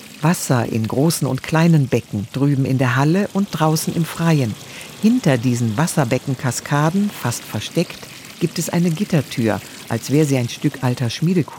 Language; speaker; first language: German; native; German